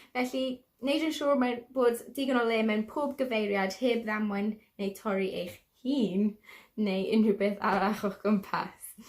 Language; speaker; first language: Welsh; non-native, local second language; English